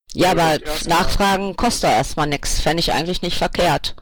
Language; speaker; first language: German; native; German